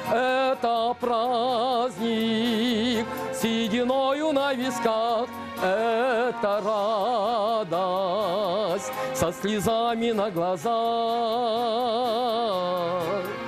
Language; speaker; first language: Russian; native; Russian